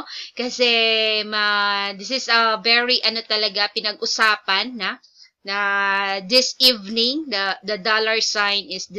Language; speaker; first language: English; non-native, local second language; Filipino